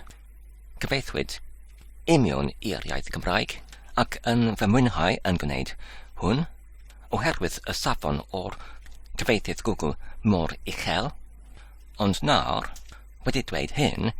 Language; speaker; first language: Welsh; non-native, learner; English